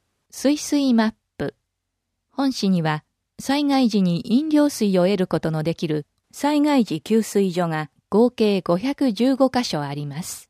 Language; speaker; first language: Japanese; native; Japanese